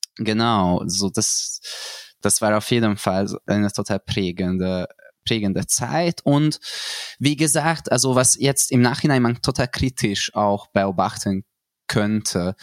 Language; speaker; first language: German; non-native, fluent; Hungarian